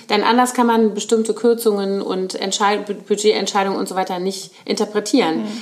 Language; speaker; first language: German; native; German